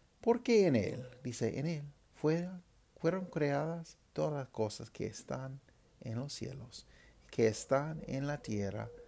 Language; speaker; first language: Spanish; non-native, fluent; English